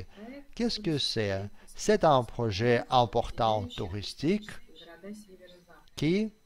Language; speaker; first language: French; non-native, fluent; Russian